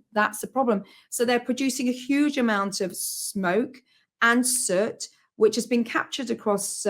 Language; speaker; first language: English; native; English